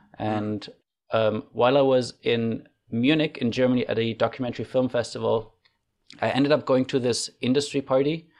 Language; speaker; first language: English; non-native, fluent; German